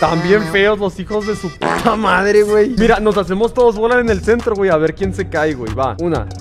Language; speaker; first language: Spanish; native; Spanish